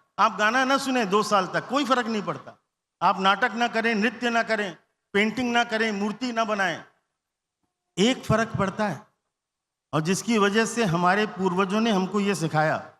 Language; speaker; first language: Hindi; non-native, local second language; Bangla